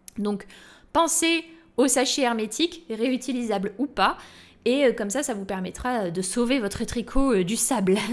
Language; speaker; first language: French; native; French